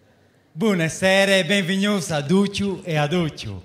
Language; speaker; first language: Italian; native; Italian